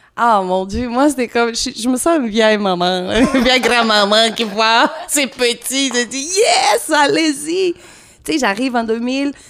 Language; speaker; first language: French; non-native, fluent; Portuguese